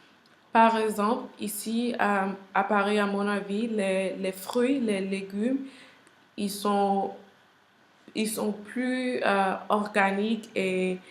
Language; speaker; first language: French; non-native, learner; English